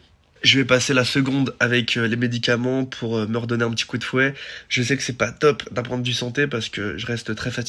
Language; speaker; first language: French; native; French